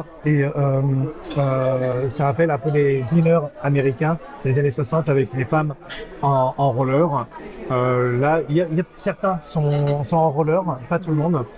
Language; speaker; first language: French; native; French